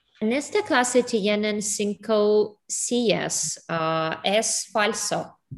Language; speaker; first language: Spanish; non-native, learner; English